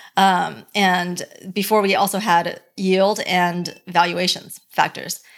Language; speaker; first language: English; early bilingual, other home language; Chinese